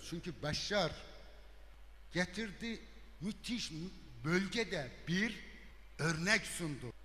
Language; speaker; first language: Turkish; native; Turkish